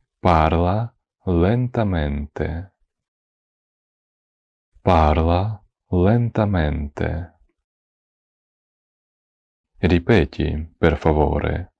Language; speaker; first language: Italian; non-native, fluent; Ukrainian